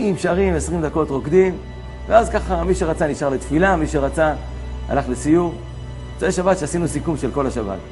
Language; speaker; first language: Hebrew; native; Hebrew